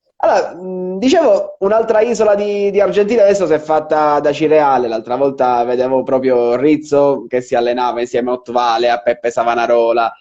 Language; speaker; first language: Italian; native; Italian